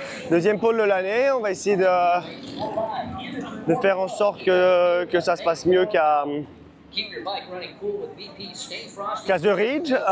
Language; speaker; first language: French; native; French